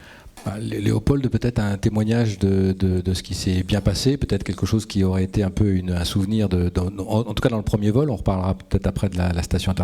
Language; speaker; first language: French; native; French